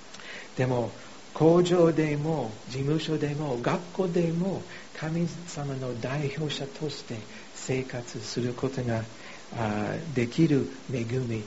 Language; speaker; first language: Japanese; non-native, fluent; English